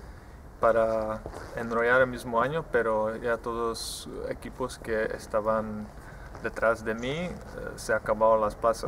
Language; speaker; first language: Spanish; non-native, fluent; Czech